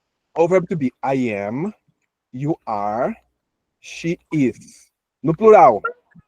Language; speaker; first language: English; non-native, fluent; Portuguese